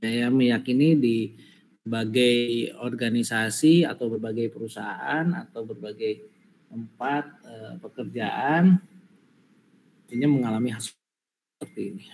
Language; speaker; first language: Indonesian; native; Indonesian